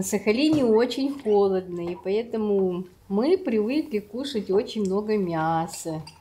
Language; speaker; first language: Russian; non-native, local second language; Korean